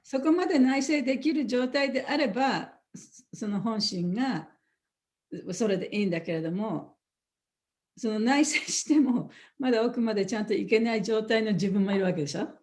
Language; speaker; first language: Japanese; native; Japanese